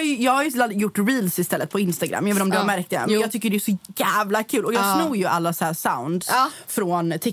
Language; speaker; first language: Swedish; native; Swedish